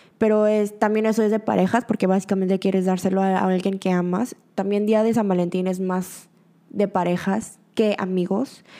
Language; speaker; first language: Spanish; early bilingual, other home language; Korean